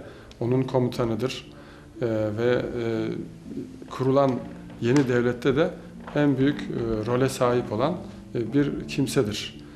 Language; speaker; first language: Turkish; native; Turkish